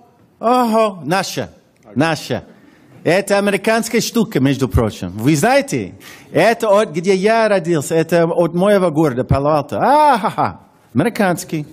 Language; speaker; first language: Russian; non-native, learner; English